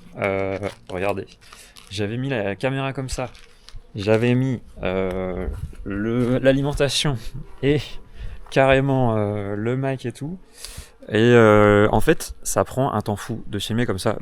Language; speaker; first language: French; native; French